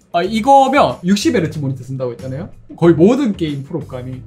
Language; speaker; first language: Korean; native; Korean